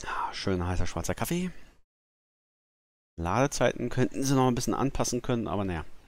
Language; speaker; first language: German; native; German